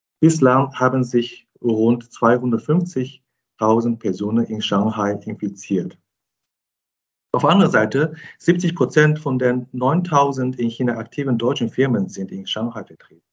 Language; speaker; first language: German; non-native, fluent; Chinese